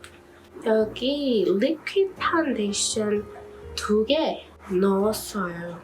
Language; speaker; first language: Korean; non-native, learner; English